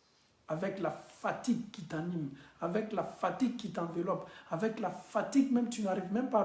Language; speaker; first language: French; non-native, local second language; Bambara